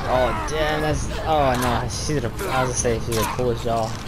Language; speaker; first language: English; native; English